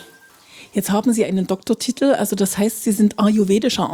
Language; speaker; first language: German; native; German